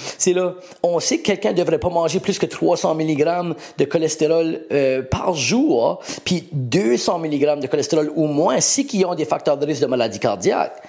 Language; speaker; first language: French; native; French